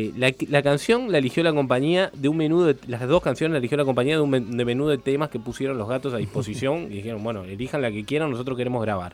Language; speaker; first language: Spanish; native; Spanish